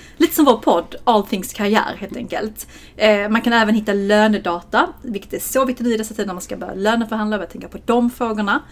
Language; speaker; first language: Swedish; native; Swedish